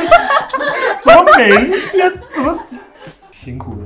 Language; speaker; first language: Chinese; native; Chinese